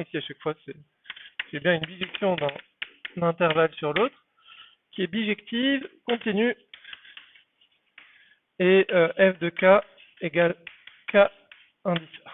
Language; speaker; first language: French; native; French